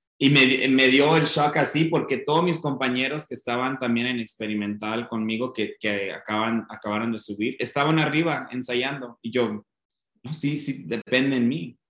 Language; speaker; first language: Spanish; non-native, fluent; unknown